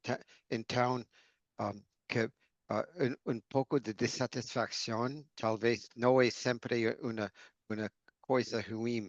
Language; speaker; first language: Portuguese; non-native, learner; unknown